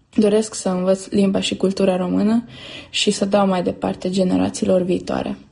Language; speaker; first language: Romanian; early bilingual, heritage; Romanian